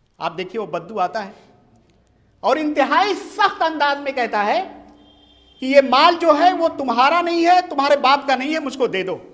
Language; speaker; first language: Urdu; native; Urdu